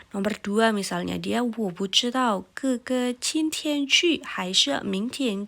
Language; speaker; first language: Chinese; non-native, fluent; Indonesian